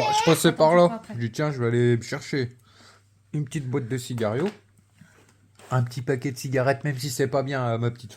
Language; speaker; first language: French; native; French